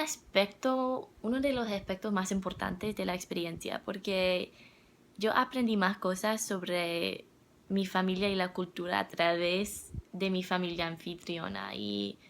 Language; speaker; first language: Spanish; non-native, learner; English